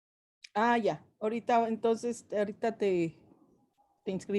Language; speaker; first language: Spanish; native; Spanish